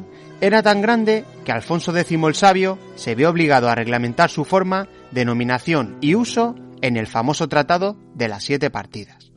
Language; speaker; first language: Spanish; native; Spanish